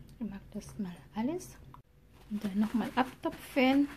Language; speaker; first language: German; non-native, learner; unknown